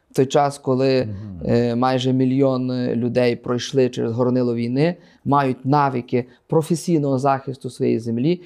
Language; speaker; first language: Ukrainian; native; Ukrainian